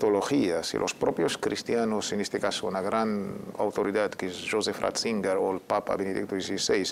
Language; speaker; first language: Spanish; native; Spanish